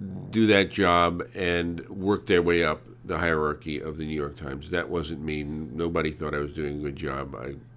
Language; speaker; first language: English; early bilingual, other home language; Hungarian